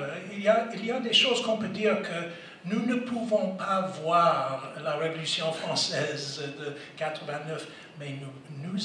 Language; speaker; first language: French; non-native, fluent; English